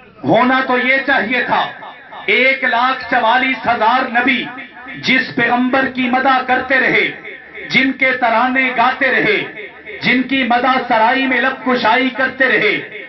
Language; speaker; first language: Urdu; non-native, local second language; Punjabi